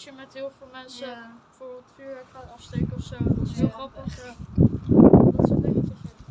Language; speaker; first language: Dutch; early bilingual, other home language; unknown